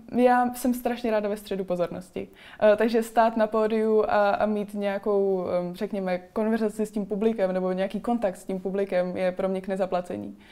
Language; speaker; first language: Czech; native; Czech